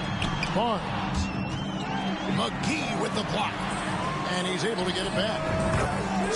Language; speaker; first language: English; native; English